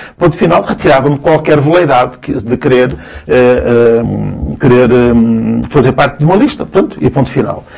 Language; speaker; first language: Portuguese; early bilingual, other home language; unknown